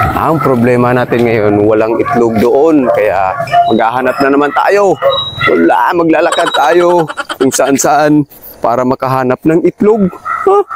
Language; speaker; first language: Filipino; non-native, local second language; Cebuano